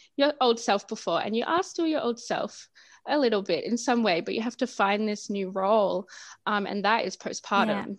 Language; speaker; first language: English; native; English